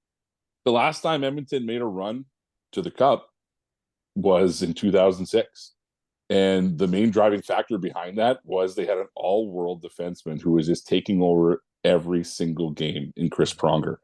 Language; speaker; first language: English; native; English